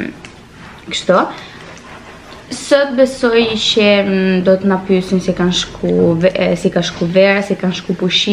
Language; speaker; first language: Albanian; early bilingual, heritage; Albanian